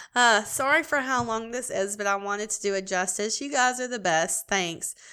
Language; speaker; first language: English; native; English